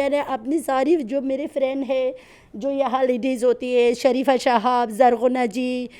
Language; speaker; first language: Hindi; non-native, fluent; Persian